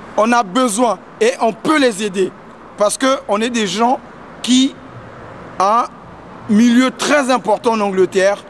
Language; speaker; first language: French; non-native, local second language; Lingala